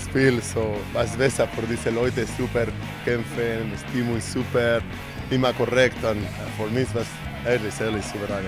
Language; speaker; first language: German; non-native, learner; Spanish